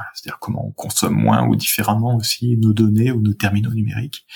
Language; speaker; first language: French; native; French